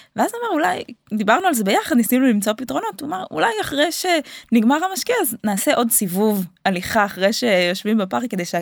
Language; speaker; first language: Hebrew; native; Hebrew